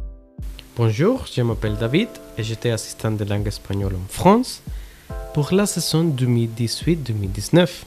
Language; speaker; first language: French; non-native, learner; Spanish